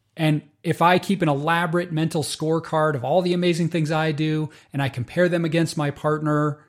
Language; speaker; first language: English; native; English